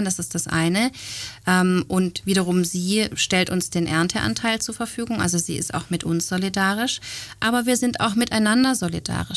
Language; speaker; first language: German; native; German